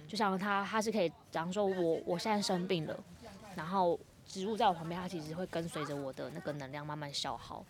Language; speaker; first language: Chinese; native; Chinese